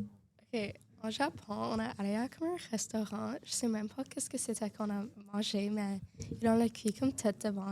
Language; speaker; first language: French; non-native, local second language; English